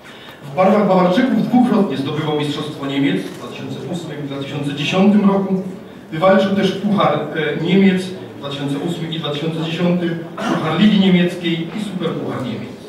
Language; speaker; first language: Polish; native; Polish